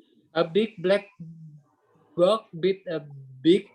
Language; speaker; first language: English; non-native, learner; Indonesian